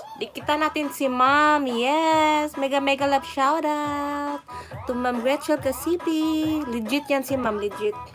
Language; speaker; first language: Filipino; non-native, local second language; Cebuano